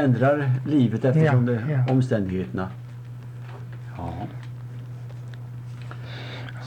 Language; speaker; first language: Swedish; native; Swedish